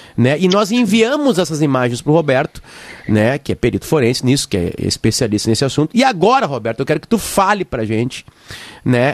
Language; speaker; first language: Portuguese; native; Portuguese